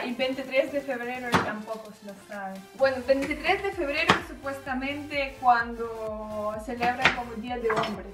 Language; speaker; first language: Spanish; non-native, learner; Russian